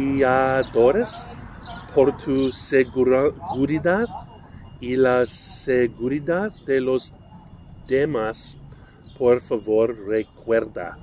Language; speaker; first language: Spanish; non-native, learner; English